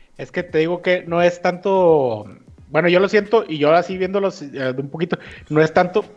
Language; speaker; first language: Spanish; native; Spanish